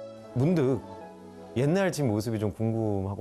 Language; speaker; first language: Korean; native; Korean